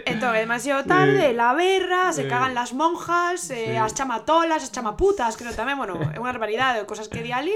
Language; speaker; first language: Galician; non-native, local second language; Spanish